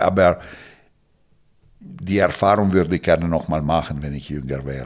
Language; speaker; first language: German; non-native, fluent; Italian